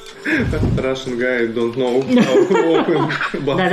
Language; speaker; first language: English; non-native, learner; Russian